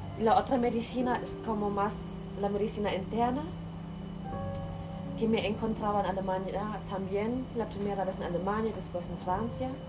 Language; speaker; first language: Spanish; non-native, learner; German